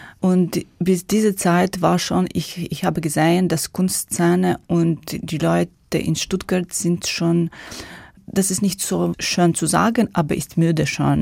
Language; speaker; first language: German; non-native, learner; Ukrainian